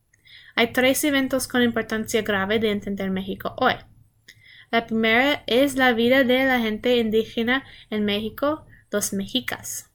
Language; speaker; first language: Spanish; non-native, learner; English